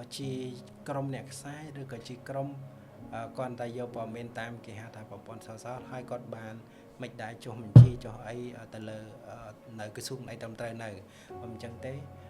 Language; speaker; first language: Khmer; non-native, local second language; Jarai